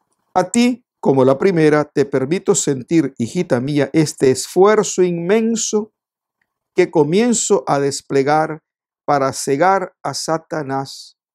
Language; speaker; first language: Spanish; native; Spanish